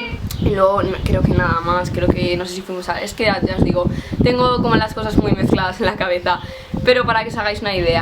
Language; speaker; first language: Spanish; native; Spanish